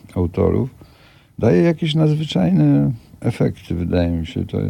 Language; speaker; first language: Polish; native; Polish